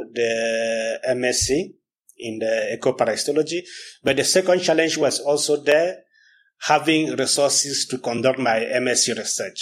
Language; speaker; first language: English; non-native, local second language; French